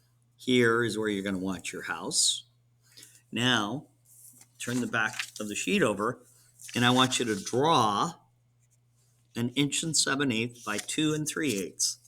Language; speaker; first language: English; native; English